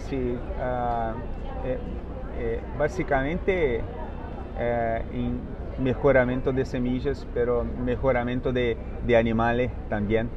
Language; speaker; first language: Spanish; non-native, fluent; Portuguese